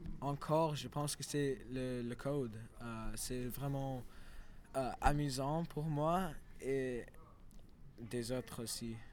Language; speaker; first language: French; non-native, learner; English